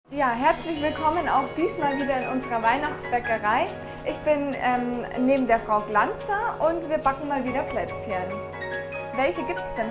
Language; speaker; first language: German; native; German